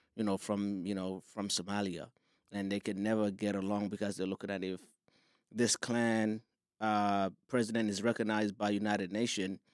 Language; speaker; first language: English; non-native, fluent; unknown